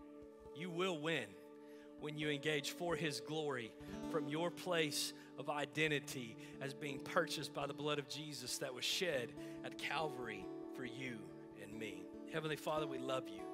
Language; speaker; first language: English; native; English